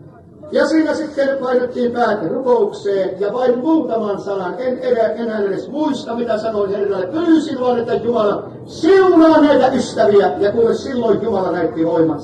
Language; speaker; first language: Finnish; native; Finnish